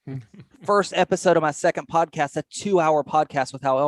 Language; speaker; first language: English; native; English